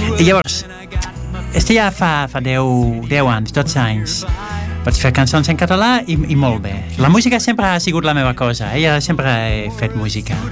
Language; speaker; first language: Catalan; non-native, fluent; Dutch